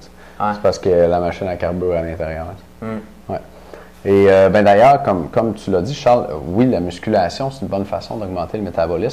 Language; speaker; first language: French; native; French